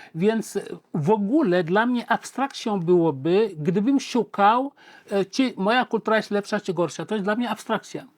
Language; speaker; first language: Polish; native; Polish